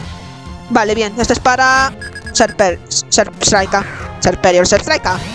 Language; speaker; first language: Spanish; native; Spanish